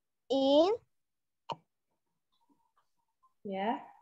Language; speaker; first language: English; non-native, fluent; Indonesian